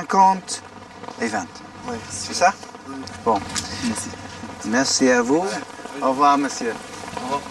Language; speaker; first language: French; non-native, fluent; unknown